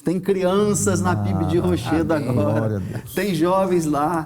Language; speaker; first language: Portuguese; native; Portuguese